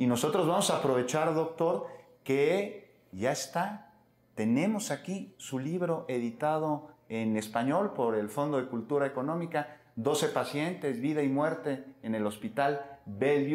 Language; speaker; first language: Spanish; native; Spanish